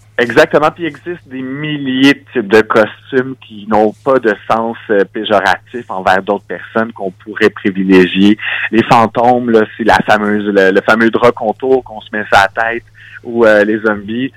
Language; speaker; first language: French; native; French